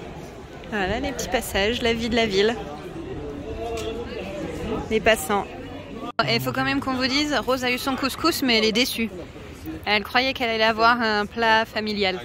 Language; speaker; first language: French; native; French